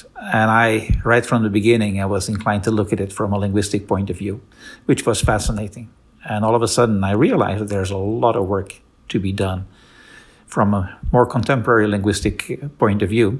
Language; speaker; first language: English; non-native, fluent; Dutch